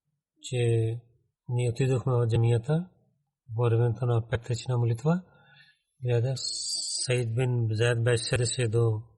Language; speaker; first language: Bulgarian; non-native, learner; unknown